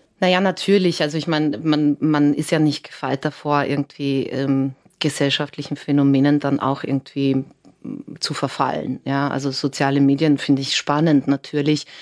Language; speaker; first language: German; early bilingual, other home language; Serbian